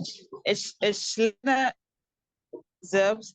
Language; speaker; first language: German; non-native, learner; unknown